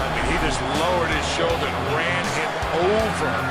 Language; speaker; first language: English; native; English